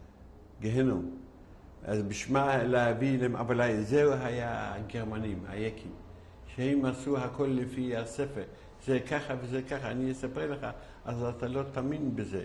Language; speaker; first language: Hebrew; non-native, fluent; Yiddish